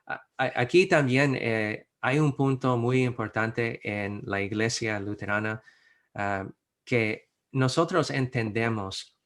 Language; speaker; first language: Spanish; non-native, fluent; English